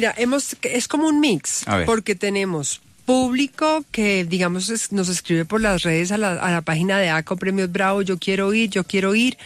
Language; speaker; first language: Spanish; native; Spanish